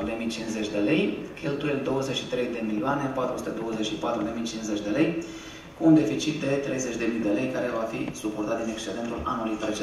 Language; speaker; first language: Romanian; native; Romanian